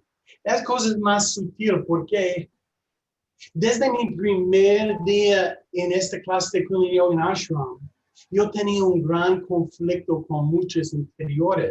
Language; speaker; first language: Spanish; non-native, learner; English